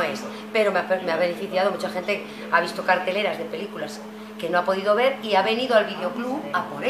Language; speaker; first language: Spanish; native; Spanish